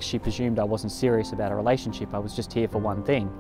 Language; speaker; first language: English; native; English